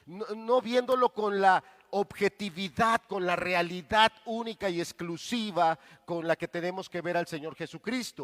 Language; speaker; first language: Spanish; native; Spanish